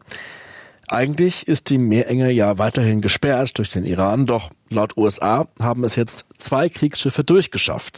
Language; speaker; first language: German; native; German